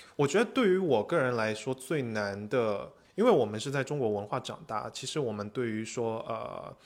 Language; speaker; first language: Chinese; native; Chinese